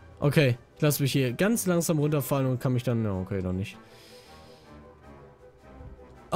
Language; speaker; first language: German; native; German